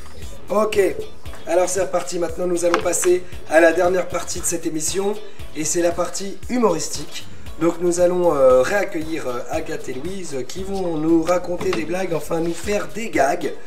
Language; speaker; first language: French; native; French